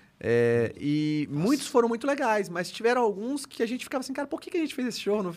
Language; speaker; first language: Portuguese; native; Portuguese